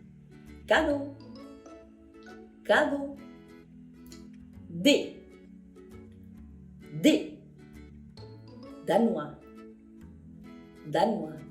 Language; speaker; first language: French; non-native, fluent; Spanish